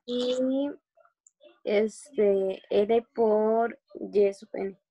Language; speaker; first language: Spanish; native; Spanish